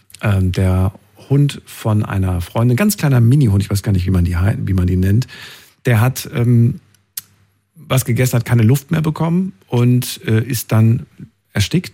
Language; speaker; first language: German; native; German